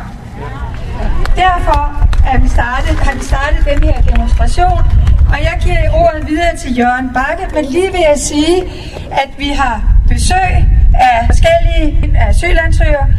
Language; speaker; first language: Danish; native; Danish